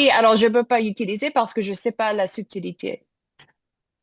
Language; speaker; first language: French; non-native, fluent; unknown